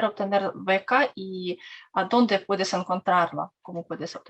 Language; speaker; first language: Spanish; non-native, learner; Russian